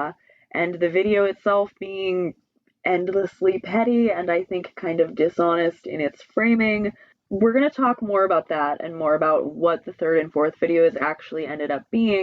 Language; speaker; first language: English; native; English